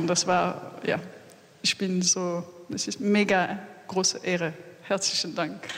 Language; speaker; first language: German; non-native, learner; French